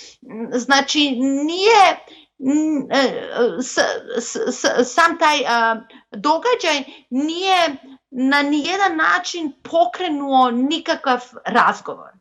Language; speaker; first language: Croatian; non-native, local second language; Macedonian